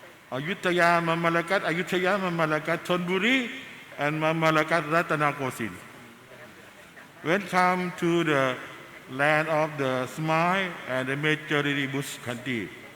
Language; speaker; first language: English; non-native, learner; Thai